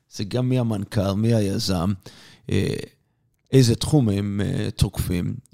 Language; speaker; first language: Hebrew; non-native, fluent; English